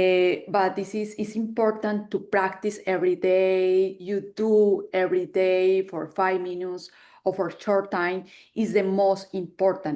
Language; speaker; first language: English; non-native, learner; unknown